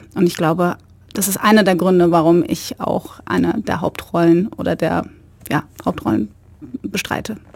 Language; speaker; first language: German; native; German